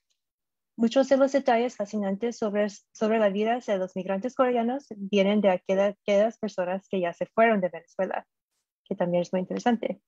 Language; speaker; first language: Spanish; non-native, fluent; English